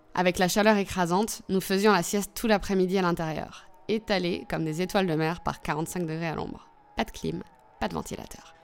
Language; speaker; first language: French; native; French